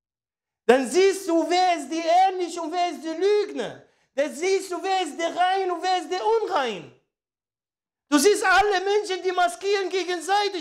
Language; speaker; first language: German; non-native, fluent; Arabic